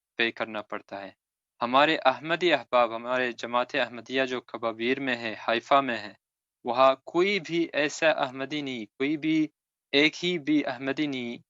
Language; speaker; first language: Urdu; non-native, fluent; Arabic